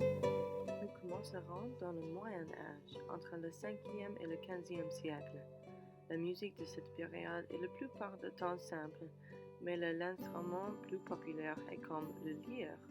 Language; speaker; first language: French; non-native, learner; English